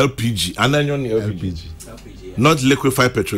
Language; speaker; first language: English; non-native, local second language; Akan